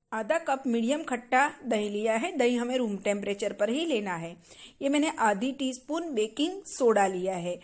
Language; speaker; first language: Hindi; non-native, local second language; Gujarati